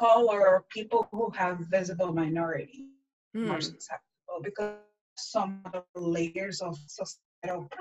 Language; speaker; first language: English; non-native, fluent; Portuguese